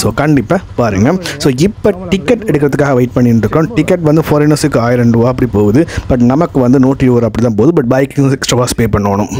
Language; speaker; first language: Tamil; native; Tamil